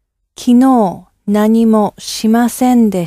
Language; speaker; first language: Japanese; non-native, learner; English